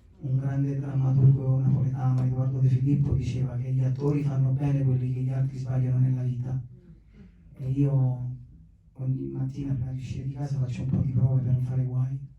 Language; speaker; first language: Italian; native; Italian